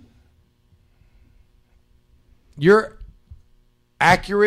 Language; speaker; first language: English; native; English